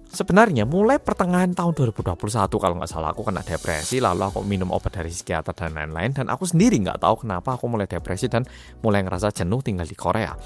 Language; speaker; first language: Indonesian; early bilingual, other home language; Korean